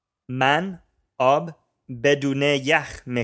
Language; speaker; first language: Persian; non-native, learner; English